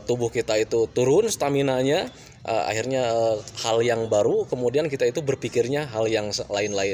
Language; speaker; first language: Indonesian; native; Indonesian